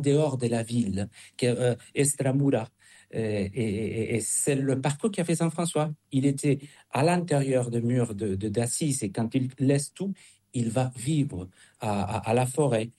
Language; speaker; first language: French; non-native, fluent; Spanish